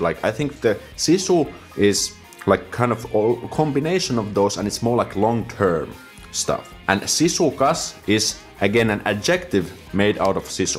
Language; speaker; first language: English; non-native, fluent; Finnish